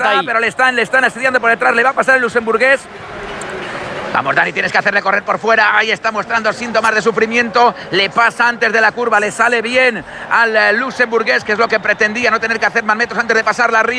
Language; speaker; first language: Spanish; native; Spanish